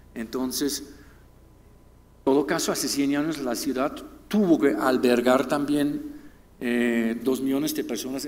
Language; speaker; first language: Spanish; non-native, fluent; German